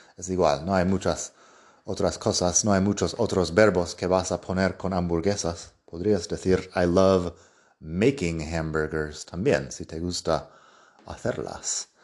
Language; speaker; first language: Spanish; non-native, fluent; English